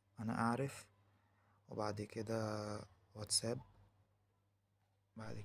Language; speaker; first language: Arabic; native; Arabic